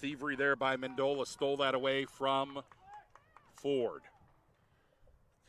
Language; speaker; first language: English; native; English